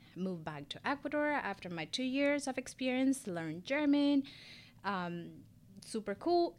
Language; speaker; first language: English; non-native, fluent; Spanish